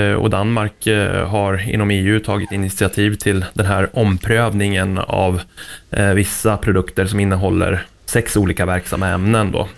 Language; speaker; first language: Swedish; native; Swedish